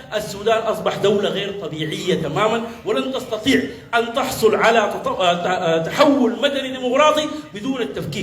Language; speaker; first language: Arabic; native; Arabic